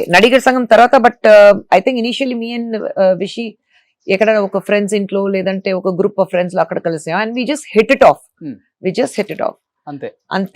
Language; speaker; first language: Telugu; non-native, fluent; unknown